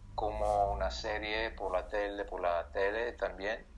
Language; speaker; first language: Spanish; non-native, learner; Italian